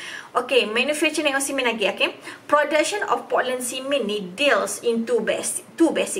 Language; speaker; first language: English; non-native, local second language; Malay